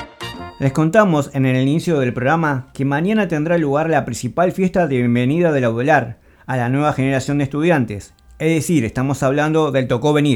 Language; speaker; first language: Spanish; native; Spanish